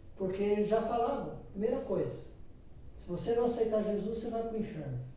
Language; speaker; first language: Portuguese; native; Portuguese